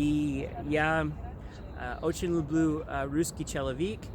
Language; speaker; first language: Russian; non-native, learner; English